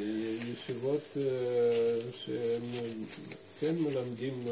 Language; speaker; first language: Hebrew; non-native, fluent; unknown